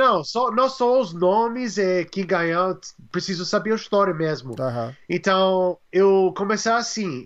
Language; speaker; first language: Portuguese; non-native, learner; English